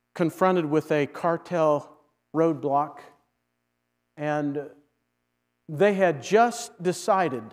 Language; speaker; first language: English; native; English